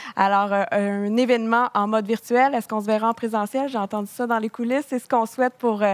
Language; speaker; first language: French; native; French